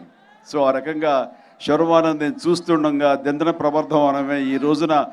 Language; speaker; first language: Telugu; native; Telugu